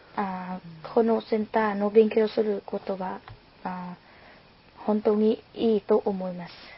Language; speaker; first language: Japanese; non-native, learner; Lao